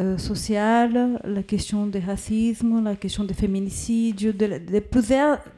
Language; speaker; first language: French; non-native, fluent; Portuguese